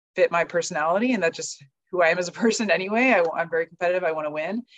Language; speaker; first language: English; native; English